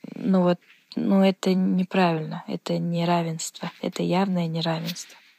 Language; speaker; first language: Russian; non-native, local second language; Uzbek